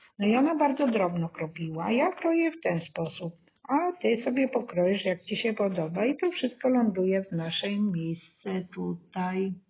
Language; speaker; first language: Polish; native; Polish